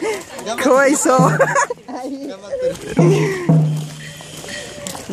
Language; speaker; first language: Japanese; non-native, learner; Spanish